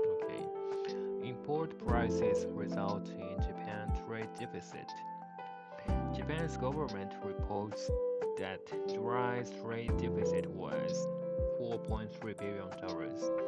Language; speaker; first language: English; non-native, learner; Japanese